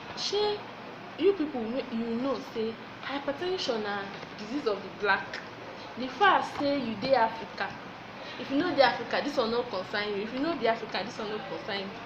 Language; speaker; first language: Nigerian Pidgin; non-native, local second language; Yoruba